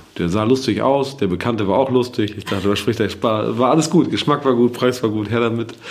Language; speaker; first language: German; native; German